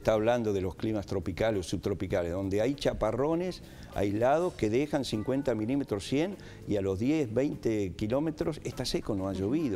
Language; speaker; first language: Spanish; native; Spanish